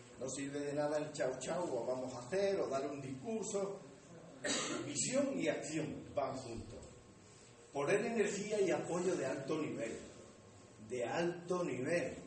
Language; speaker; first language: Spanish; native; Spanish